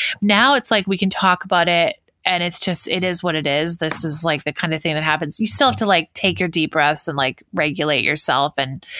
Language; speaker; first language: English; native; English